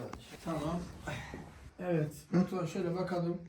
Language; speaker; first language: Turkish; native; Turkish